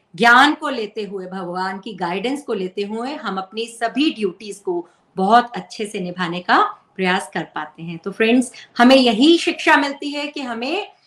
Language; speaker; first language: Hindi; native; Hindi